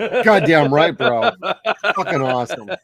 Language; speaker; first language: English; native; English